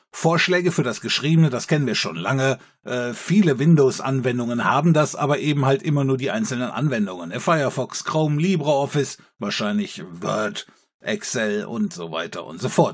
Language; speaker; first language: German; native; German